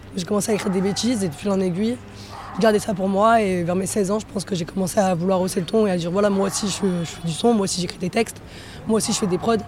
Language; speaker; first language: French; native; French